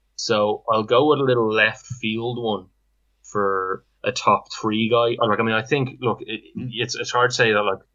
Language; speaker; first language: English; native; English